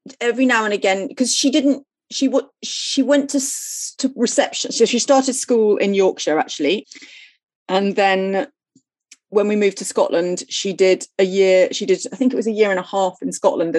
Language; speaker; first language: English; native; English